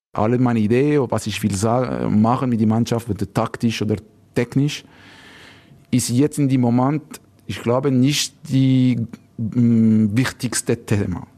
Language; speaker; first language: German; non-native, learner; French